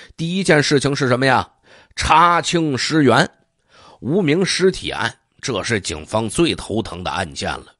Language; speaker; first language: Chinese; native; Chinese